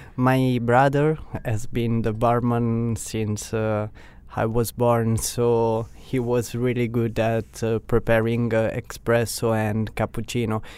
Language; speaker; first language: English; non-native, learner; Italian